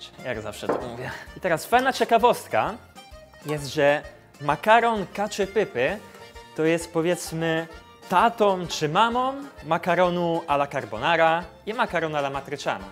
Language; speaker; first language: Polish; non-native, fluent; Italian